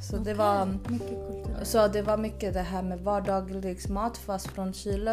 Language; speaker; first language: Swedish; early bilingual, other home language; Spanish